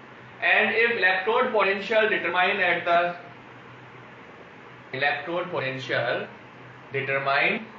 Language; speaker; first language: English; non-native, local second language; Hindi